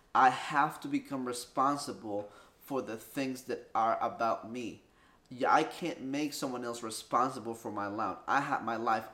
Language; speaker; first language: English; early bilingual, other home language; Spanish